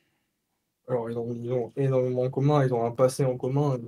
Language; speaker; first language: French; native; French